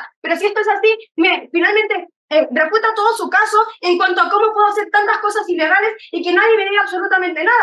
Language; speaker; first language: Spanish; native; Spanish